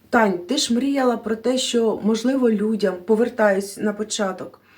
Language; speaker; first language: Ukrainian; non-native, local second language; Russian